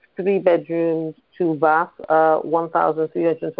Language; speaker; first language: English; native; English